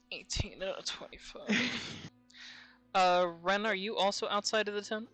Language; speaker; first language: English; native; English